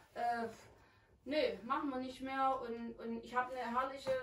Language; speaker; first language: German; native; German